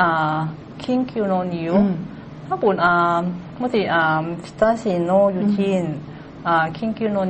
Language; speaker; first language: Japanese; non-native, learner; Cantonese